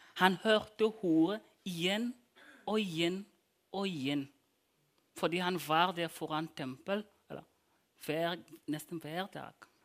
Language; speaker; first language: Norwegian; non-native, fluent; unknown